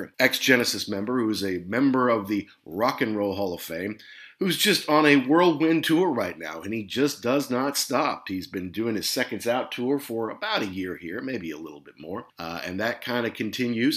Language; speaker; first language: English; native; English